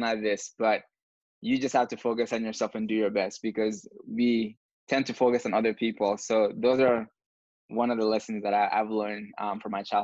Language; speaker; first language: English; non-native, fluent; Bambara